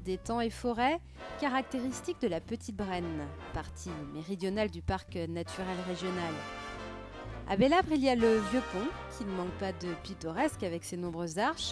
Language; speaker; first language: French; native; French